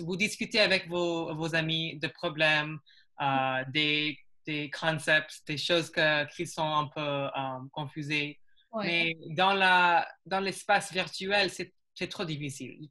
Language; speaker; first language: French; non-native, learner; English